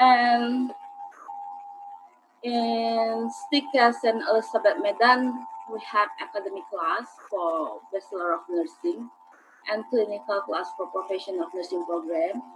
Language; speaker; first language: English; non-native, learner; Indonesian